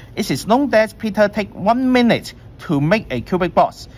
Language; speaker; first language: English; non-native, local second language; Chinese